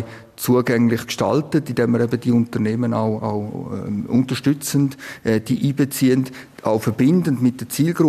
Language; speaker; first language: German; native; German